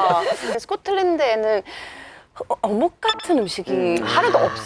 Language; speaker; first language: Korean; non-native, fluent; English